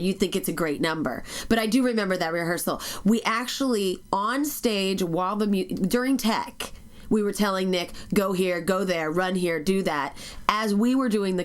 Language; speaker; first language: English; native; English